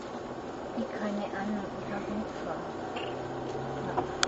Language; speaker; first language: German; non-native, learner; Thai